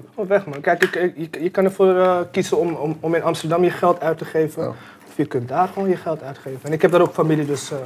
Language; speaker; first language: Dutch; early bilingual, other home language; Arabic